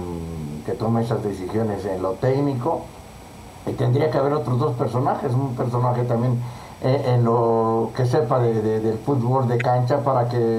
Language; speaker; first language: Spanish; native; Spanish